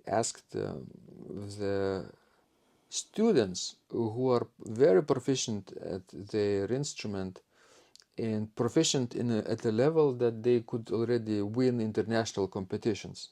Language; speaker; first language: English; non-native, fluent; Lithuanian